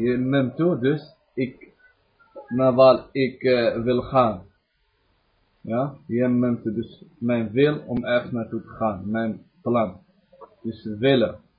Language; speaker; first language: Dutch; early bilingual, other home language; Arabic